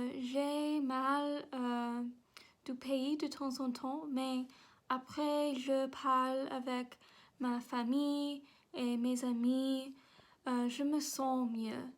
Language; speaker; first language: French; non-native, learner; English